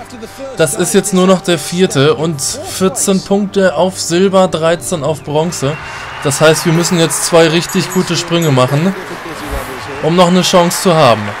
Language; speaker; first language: German; native; German